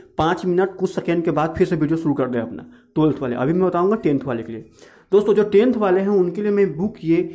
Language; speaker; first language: Hindi; native; Hindi